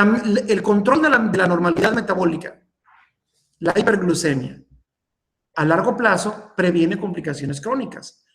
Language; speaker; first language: Spanish; native; Spanish